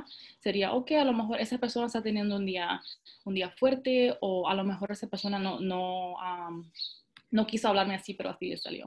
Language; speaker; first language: Spanish; early bilingual, heritage; Spanish